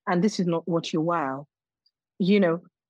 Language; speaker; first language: English; non-native, local second language; Yoruba